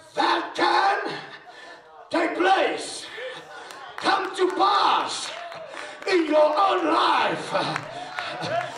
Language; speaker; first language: English; non-native, local second language; Afrikaans